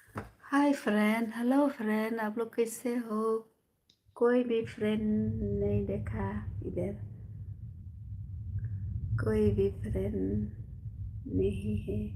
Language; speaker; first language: Hindi; non-native, local second language; Khasi